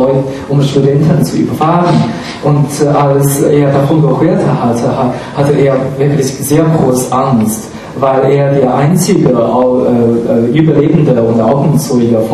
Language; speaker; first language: German; non-native, fluent; Chinese